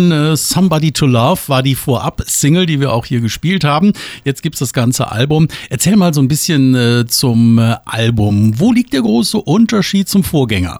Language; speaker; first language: German; native; German